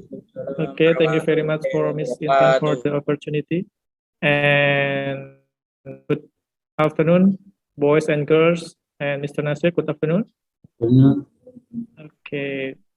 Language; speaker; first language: English; non-native, fluent; Indonesian